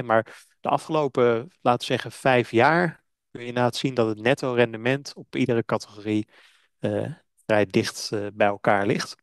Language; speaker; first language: Dutch; native; Dutch